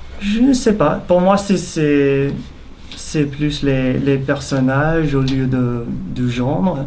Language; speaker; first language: French; non-native, fluent; English